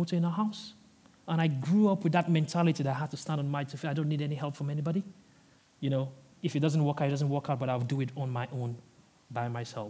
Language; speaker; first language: English; non-native, local second language; Yoruba